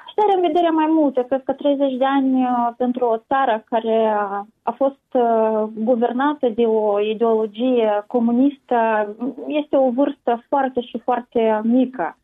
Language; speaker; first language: Romanian; native; Romanian